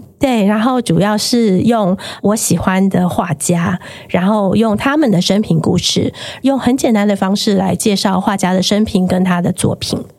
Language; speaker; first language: Chinese; native; Chinese